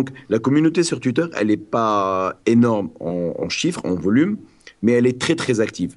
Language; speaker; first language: French; non-native, local second language; Arabic